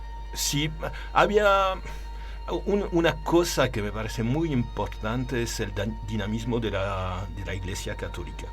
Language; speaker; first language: Spanish; non-native, learner; French